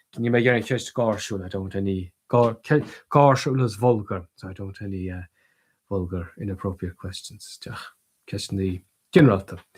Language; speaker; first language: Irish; native; Irish